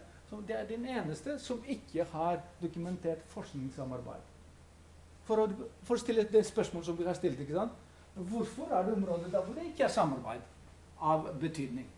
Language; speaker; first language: Norwegian; non-native, fluent; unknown